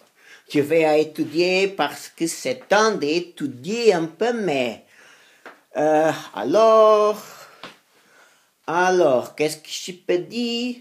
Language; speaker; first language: French; non-native, learner; Spanish